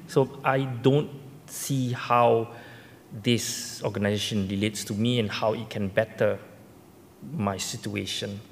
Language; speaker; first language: English; non-native, local second language; Malay